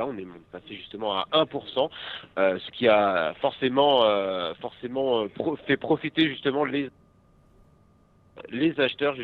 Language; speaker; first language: French; native; French